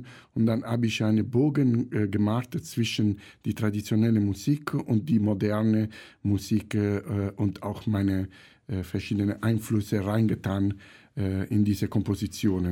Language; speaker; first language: German; non-native, fluent; Italian